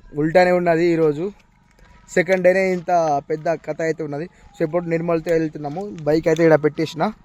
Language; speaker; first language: Telugu; native; Telugu